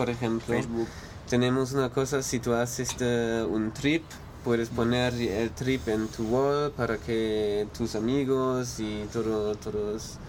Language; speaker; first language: Spanish; non-native, learner; German